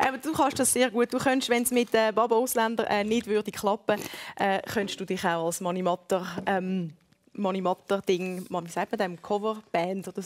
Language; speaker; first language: German; native; German